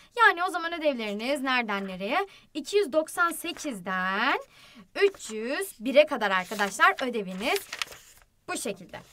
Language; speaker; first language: Turkish; native; Turkish